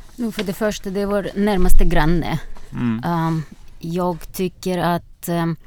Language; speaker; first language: Swedish; non-native, fluent; Russian